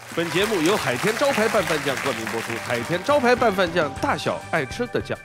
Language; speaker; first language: Chinese; native; Chinese